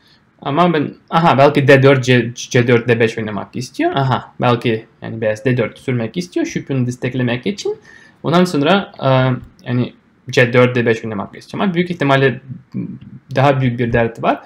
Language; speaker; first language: Turkish; non-native, fluent; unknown